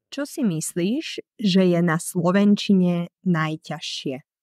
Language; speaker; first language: Slovak; native; Slovak